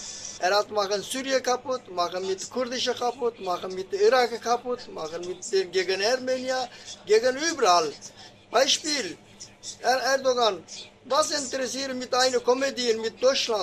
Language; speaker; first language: German; non-native, learner; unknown